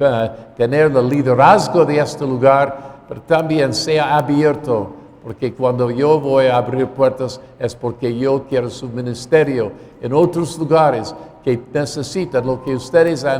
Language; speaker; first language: Spanish; non-native, fluent; English